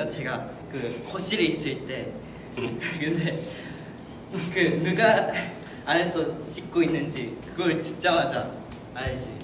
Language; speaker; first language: Korean; non-native, fluent; Japanese